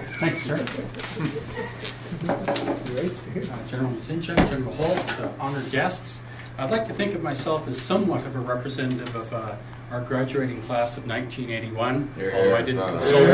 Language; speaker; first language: English; native; English